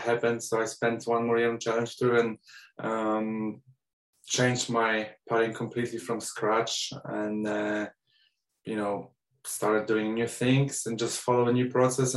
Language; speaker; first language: English; non-native, fluent; Polish